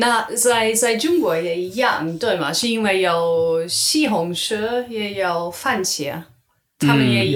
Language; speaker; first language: Chinese; non-native, learner; English